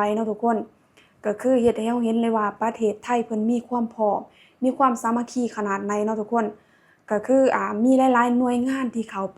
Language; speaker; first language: Thai; non-native, local second language; Lao